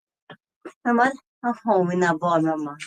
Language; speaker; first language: Swedish; non-native, learner; Thai